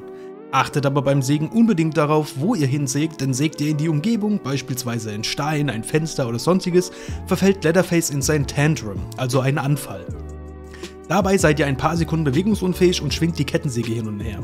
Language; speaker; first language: German; native; German